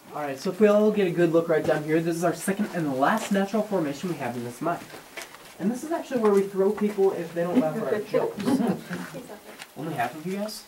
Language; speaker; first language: English; native; English